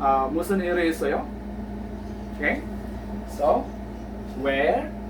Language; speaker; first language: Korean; non-native, learner; Filipino